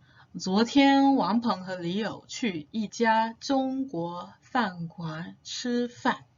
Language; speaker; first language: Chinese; non-native, fluent; English